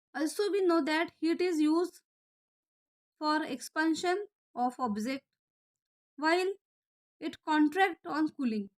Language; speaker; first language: English; non-native, local second language; Marathi